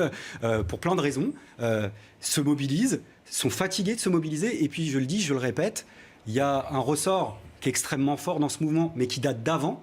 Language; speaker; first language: French; native; French